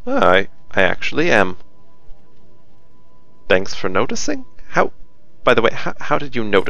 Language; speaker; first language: English; native; English